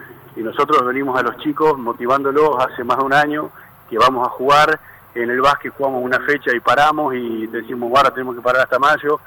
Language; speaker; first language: Spanish; native; Spanish